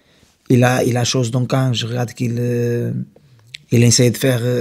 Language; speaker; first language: French; non-native, fluent; Portuguese